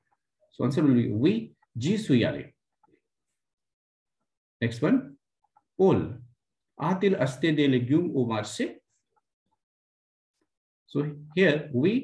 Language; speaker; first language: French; non-native, fluent; Hindi